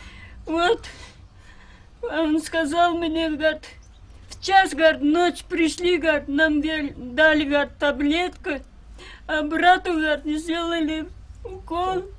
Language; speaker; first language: Russian; non-native, local second language; Crimean Tatar